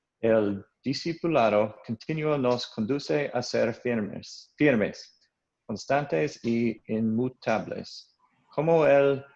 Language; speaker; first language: Spanish; non-native, learner; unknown